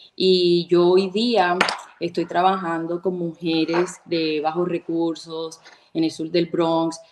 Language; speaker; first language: Spanish; native; Spanish